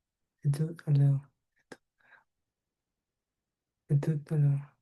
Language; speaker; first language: French; non-native, learner; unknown